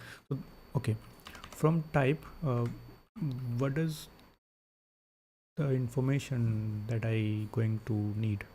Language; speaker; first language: English; non-native, local second language; Hindi